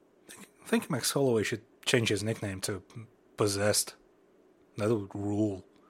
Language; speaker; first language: English; non-native, fluent; Russian